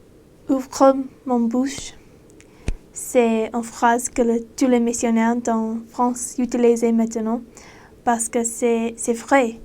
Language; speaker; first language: French; non-native, learner; English